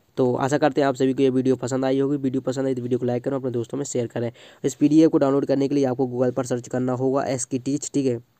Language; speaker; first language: Hindi; native; Hindi